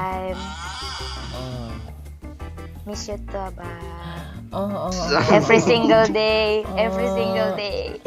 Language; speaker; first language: English; non-native, learner; Indonesian